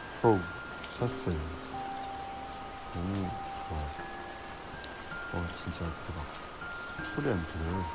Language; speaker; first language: Korean; non-native, learner; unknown